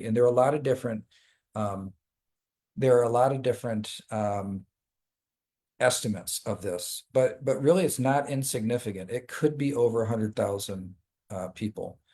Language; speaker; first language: English; native; English